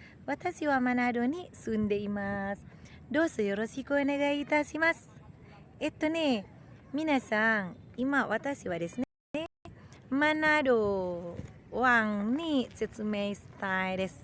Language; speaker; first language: Japanese; non-native, learner; Indonesian